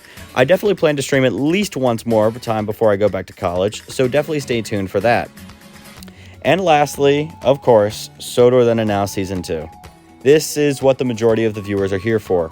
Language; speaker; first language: English; native; English